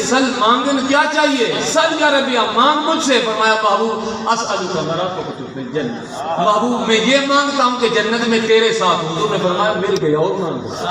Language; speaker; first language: Urdu; non-native, local second language; Sindhi